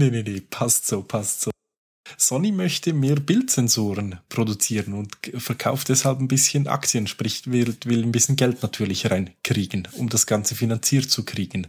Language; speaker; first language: German; native; German